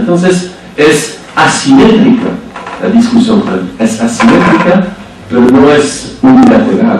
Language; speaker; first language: Spanish; non-native, fluent; French